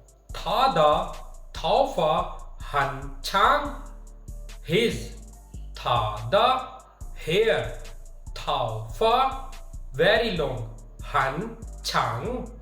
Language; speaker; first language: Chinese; non-native, fluent; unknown